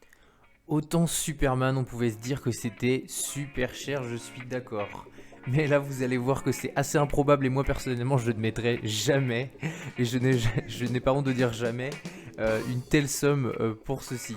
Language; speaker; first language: French; native; French